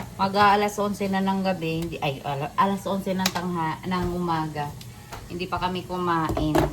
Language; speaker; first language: Filipino; non-native, local second language; Cebuano